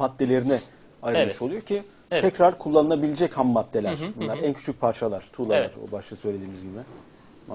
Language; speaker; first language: Turkish; native; Turkish